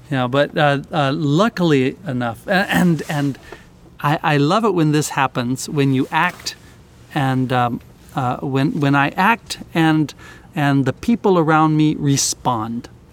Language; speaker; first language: English; native; English